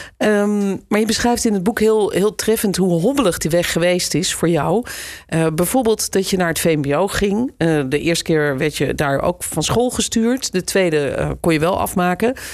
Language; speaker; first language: Dutch; native; Dutch